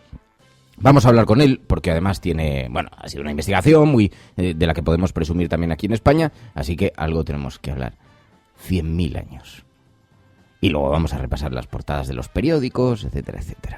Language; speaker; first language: Spanish; native; Spanish